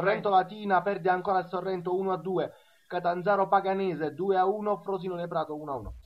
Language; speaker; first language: Italian; native; Italian